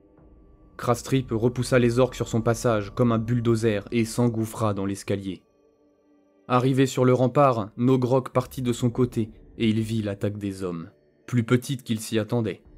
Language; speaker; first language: French; native; French